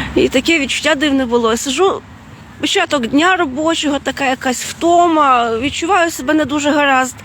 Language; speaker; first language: Ukrainian; non-native, fluent; Lithuanian